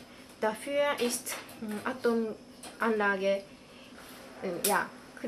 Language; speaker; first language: German; non-native, learner; Japanese